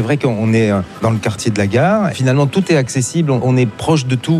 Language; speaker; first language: French; native; French